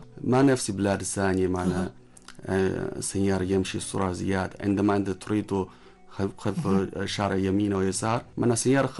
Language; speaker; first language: Arabic; non-native, learner; Chinese